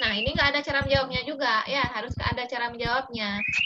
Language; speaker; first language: Indonesian; non-native, local second language; Balinese